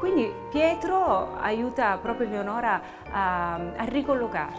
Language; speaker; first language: Italian; native; Italian